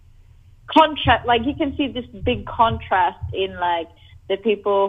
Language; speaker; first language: English; non-native, local second language; Cebuano